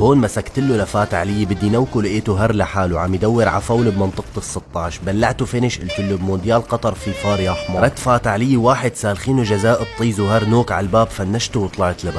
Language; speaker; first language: Arabic; native; Arabic